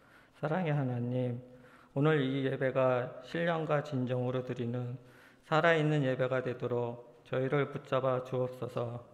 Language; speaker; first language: Korean; native; Korean